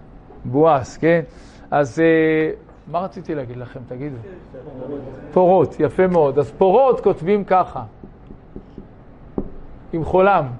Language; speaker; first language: Hebrew; native; Hebrew